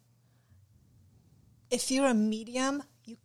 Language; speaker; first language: English; non-native, fluent; Polish